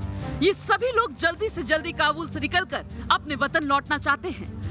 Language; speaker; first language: Hindi; native; Hindi